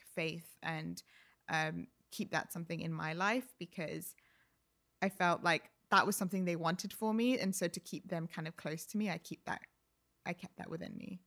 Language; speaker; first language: English; native; English